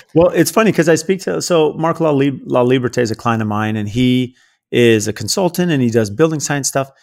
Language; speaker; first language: English; native; English